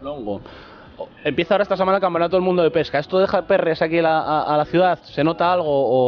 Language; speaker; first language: Spanish; native; Spanish